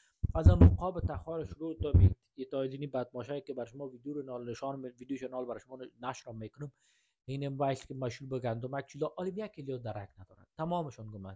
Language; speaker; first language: Persian; native; Persian